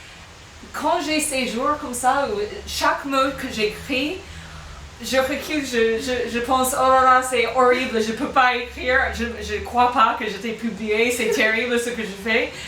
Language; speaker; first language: French; non-native, fluent; English